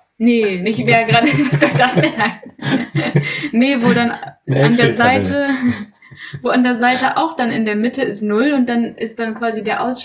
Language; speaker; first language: German; native; German